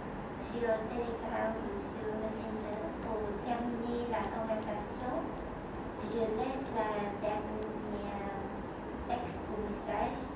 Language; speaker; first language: French; non-native, learner; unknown